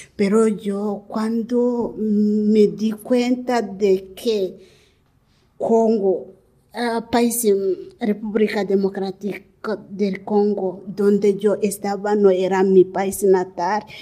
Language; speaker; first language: Spanish; non-native, learner; Kinyarwanda